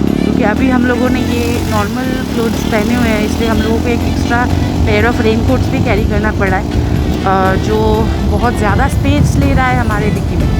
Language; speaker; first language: Hindi; non-native, local second language; Bangla